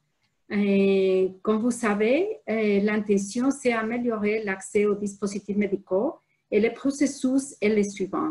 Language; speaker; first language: French; non-native, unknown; Spanish